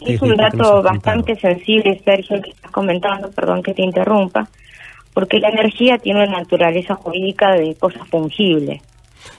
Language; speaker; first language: Spanish; native; Spanish